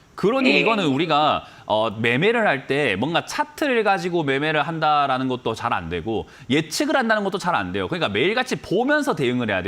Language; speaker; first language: Korean; native; Korean